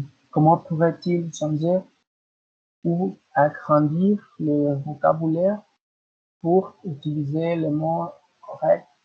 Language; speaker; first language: French; non-native, learner; Spanish